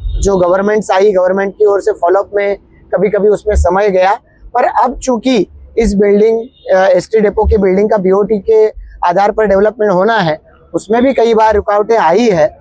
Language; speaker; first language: Hindi; non-native, local second language; Marathi